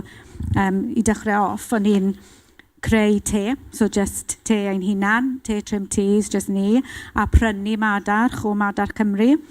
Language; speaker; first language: Welsh; non-native, local second language; English